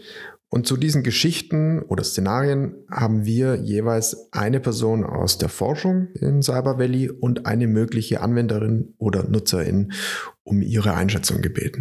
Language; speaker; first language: German; native; German